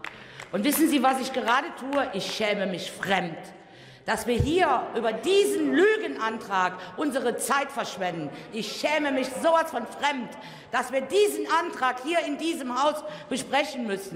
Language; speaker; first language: German; native; German